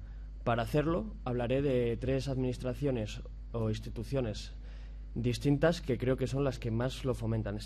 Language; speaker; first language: Spanish; native; Spanish